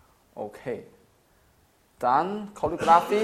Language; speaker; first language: German; non-native, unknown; Chinese